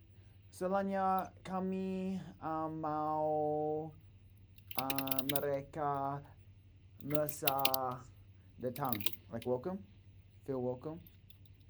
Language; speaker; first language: Indonesian; non-native, learner; English